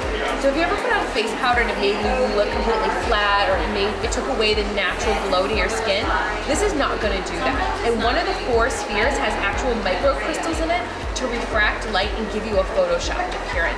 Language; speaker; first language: English; native; English